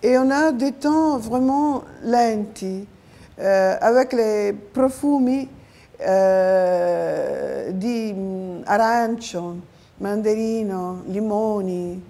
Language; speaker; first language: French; non-native, fluent; Italian